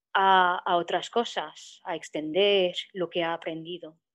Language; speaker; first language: Spanish; non-native, fluent; French